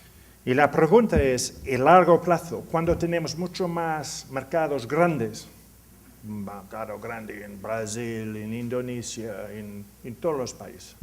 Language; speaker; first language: Spanish; non-native, learner; English